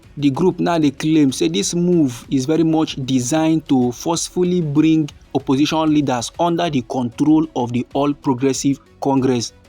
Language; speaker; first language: Nigerian Pidgin; native; Nigerian Pidgin